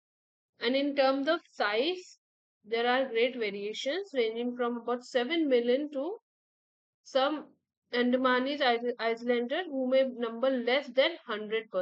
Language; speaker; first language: English; non-native, local second language; Hindi